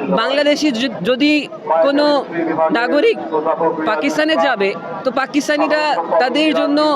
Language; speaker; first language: Bangla; non-native, fluent; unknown